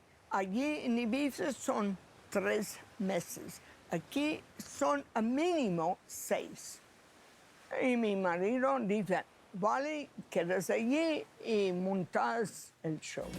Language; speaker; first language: Spanish; non-native, fluent; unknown